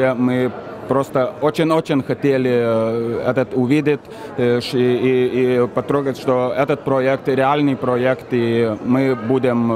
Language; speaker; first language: Russian; non-native, fluent; Lithuanian